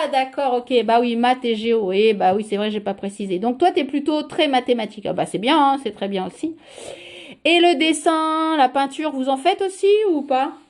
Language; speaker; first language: French; native; French